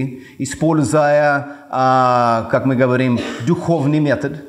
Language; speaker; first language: Russian; non-native, fluent; English